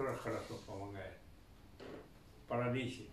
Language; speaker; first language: Russian; non-native, learner; Chinese